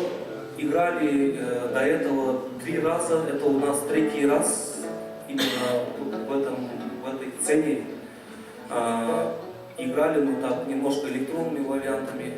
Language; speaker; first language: Russian; non-native, local second language; Tuvinian